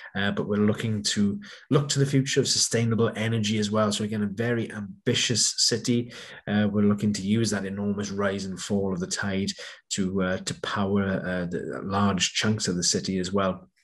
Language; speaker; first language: English; native; English